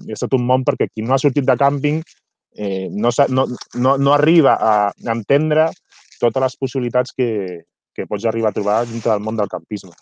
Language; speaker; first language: Catalan; native; Catalan